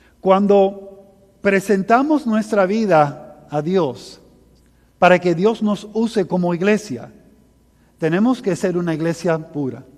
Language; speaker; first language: Spanish; early bilingual, heritage; Spanish